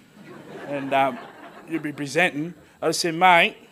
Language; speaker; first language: English; native; English